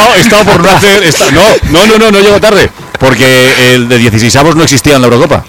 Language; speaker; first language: Spanish; native; Spanish